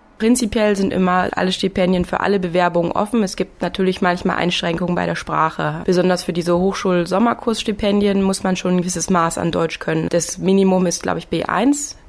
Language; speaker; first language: German; native; German